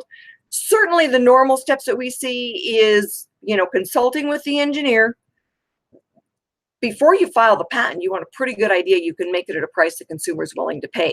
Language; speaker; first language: English; native; English